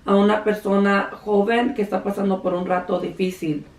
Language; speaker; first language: Spanish; early bilingual, heritage; Spanish